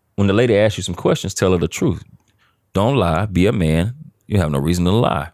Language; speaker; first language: English; native; English